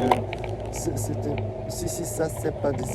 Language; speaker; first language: French; non-native, fluent; Korean